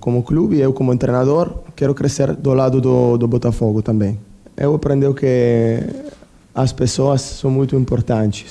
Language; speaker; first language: Portuguese; non-native, fluent; Italian